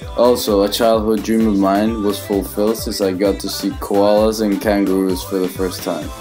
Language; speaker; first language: English; non-native, fluent; Spanish